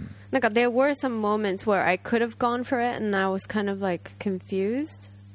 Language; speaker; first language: English; non-native, fluent; Japanese